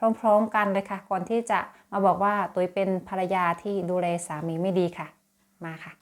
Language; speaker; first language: Thai; native; Thai